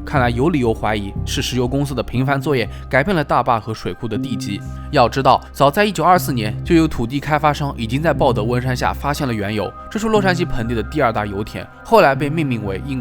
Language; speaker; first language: Chinese; native; Chinese